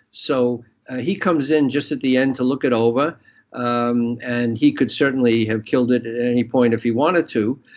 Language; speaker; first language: English; native; English